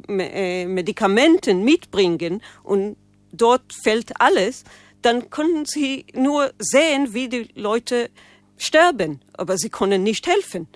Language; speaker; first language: German; non-native, fluent; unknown